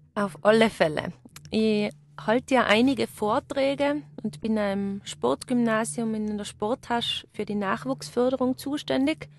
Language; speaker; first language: German; native; German